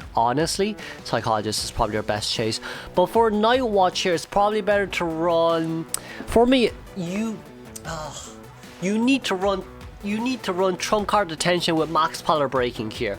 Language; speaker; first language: English; non-native, fluent; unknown